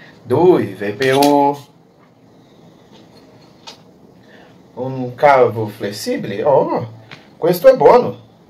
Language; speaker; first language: Italian; non-native, learner; Portuguese